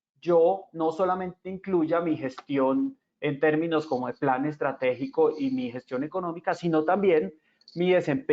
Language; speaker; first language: Spanish; native; Spanish